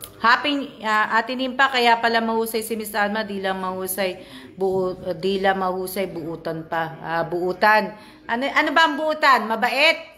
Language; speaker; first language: Filipino; native; Filipino